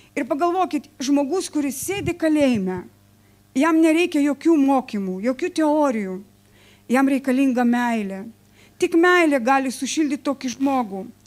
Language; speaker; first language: Lithuanian; non-native, local second language; Russian